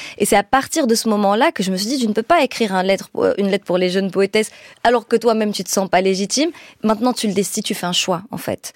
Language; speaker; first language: French; non-native, local second language; Arabic